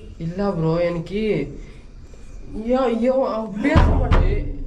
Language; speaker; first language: Tamil; non-native, local second language; Kannada